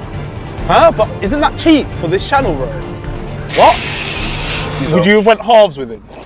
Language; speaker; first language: English; native; English